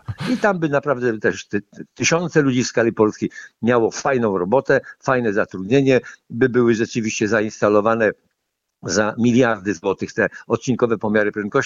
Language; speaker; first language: Polish; native; Polish